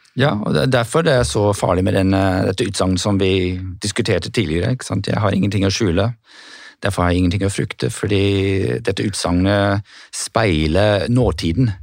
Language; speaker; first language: Norwegian; non-native, fluent; English